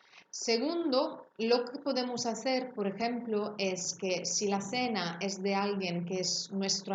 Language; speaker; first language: Spanish; non-native, fluent; Italian